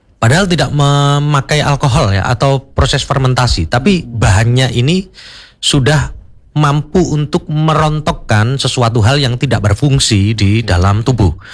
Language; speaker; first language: Indonesian; native; Indonesian